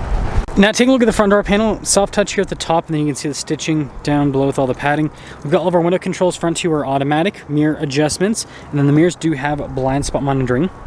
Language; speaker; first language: English; native; English